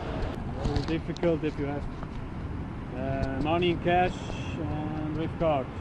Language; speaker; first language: English; non-native, fluent; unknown